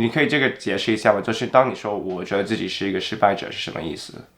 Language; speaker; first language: Chinese; non-native, fluent; English